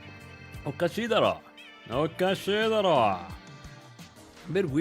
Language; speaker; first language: Japanese; non-native, learner; English